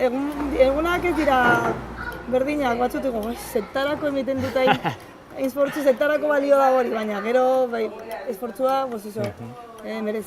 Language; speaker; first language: Basque; non-native, learner; Spanish